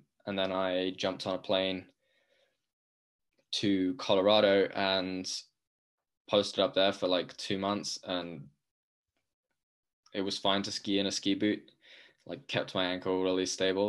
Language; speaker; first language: English; native; English